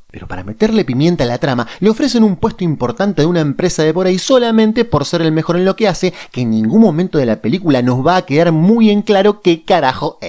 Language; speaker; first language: Spanish; native; Spanish